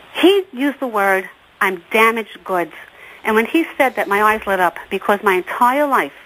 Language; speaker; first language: English; native; English